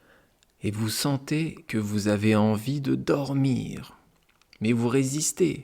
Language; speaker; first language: French; native; French